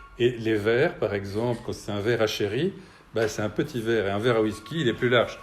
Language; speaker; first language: French; native; French